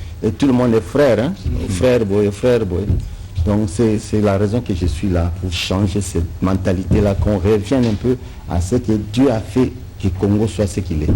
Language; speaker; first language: French; non-native, local second language; Lingala